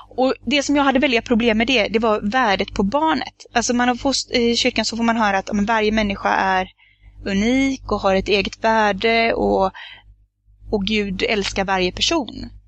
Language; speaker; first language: Swedish; native; Swedish